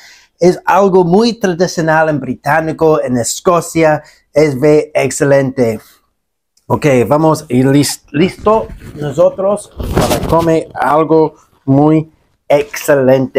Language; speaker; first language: Spanish; non-native, learner; English